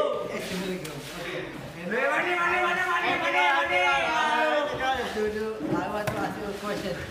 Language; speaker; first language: English; non-native, learner; Malay